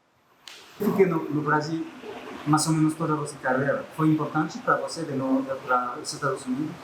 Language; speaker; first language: Portuguese; non-native, learner; French